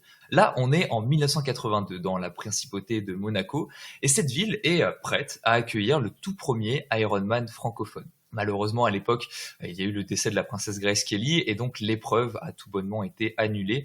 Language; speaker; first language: French; native; French